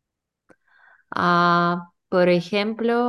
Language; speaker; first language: Spanish; non-native, learner; English